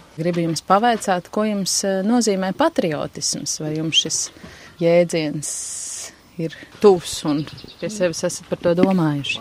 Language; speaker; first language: Latvian; native; Latvian